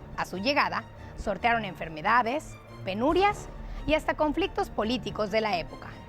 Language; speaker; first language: Spanish; native; Spanish